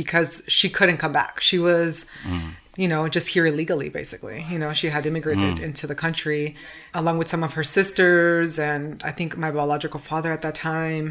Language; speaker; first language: English; early bilingual, other home language; Spanish